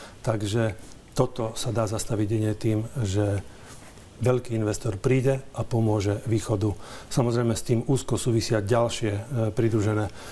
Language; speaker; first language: Slovak; native; Slovak